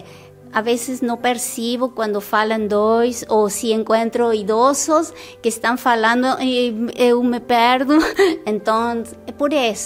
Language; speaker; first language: Portuguese; non-native, learner; Spanish